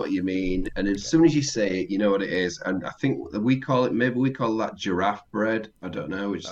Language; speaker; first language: English; native; English